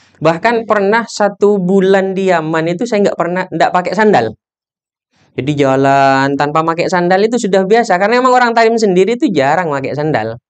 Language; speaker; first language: Indonesian; non-native, local second language; Madurese